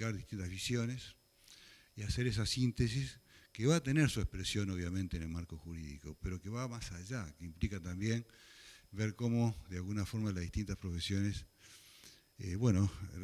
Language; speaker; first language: Spanish; native; Spanish